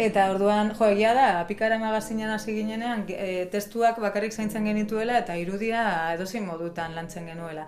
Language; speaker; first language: Basque; native; Basque